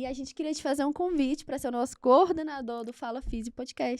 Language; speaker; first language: Portuguese; native; Portuguese